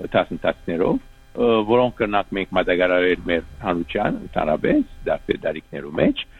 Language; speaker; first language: Armenian; early bilingual, heritage; Armenian